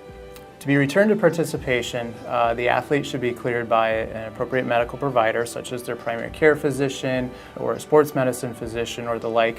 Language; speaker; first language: English; native; English